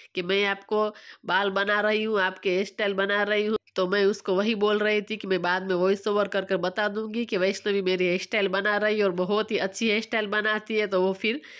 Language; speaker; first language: Hindi; non-native, local second language; Gujarati